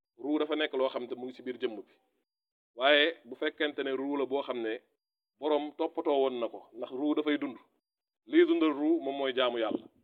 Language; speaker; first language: Wolof; native; Wolof